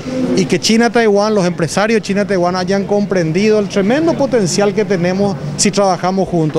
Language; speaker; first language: Spanish; native; Spanish